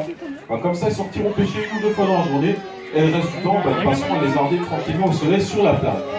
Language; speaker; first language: French; native; French